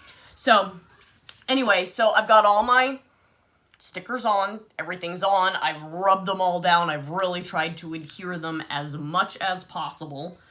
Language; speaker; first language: English; native; English